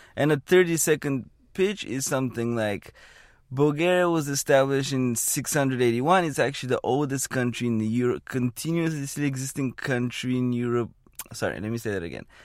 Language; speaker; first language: English; non-native, fluent; Bulgarian